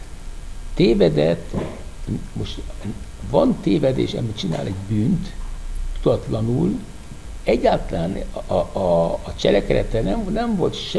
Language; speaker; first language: Hungarian; non-native, fluent; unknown